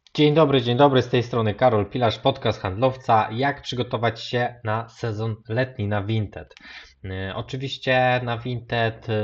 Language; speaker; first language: Polish; native; Polish